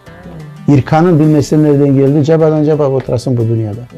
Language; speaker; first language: Turkish; non-native, learner; Crimean Tatar